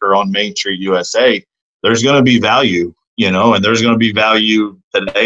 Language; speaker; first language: English; native; English